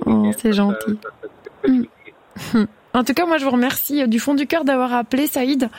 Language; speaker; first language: French; native; French